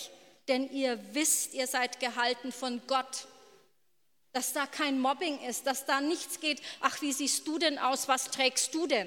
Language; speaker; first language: German; native; German